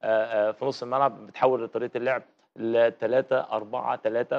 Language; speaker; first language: Arabic; native; Arabic